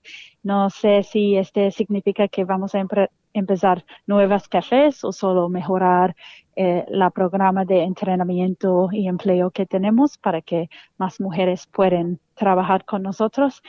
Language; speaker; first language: Spanish; non-native, fluent; English